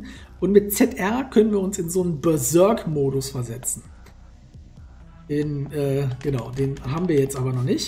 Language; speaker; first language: German; native; German